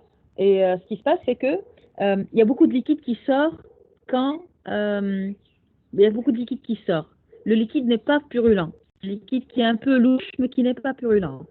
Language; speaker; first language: French; non-native, local second language; Arabic